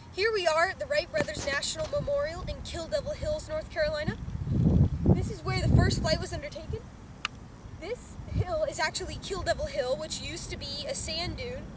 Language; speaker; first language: English; native; English